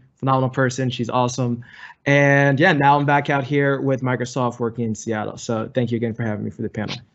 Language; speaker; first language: English; native; English